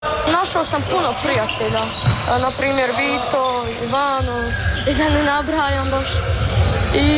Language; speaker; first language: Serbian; early bilingual, heritage; Serbian